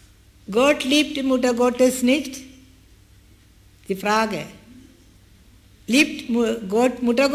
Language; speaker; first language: German; non-native, fluent; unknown